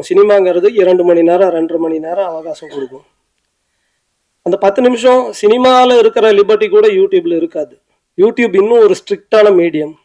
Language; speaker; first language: Tamil; native; Tamil